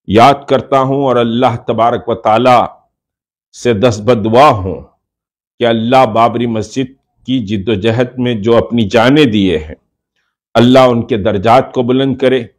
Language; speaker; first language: Hindi; non-native, local second language; Urdu